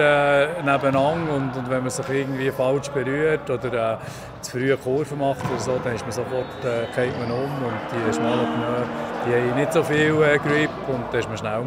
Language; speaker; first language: German; native; German